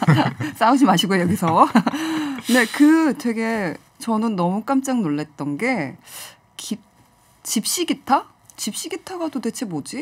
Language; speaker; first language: Korean; native; Korean